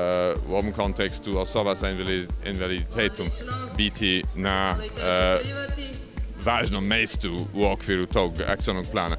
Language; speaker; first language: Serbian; non-native, fluent; English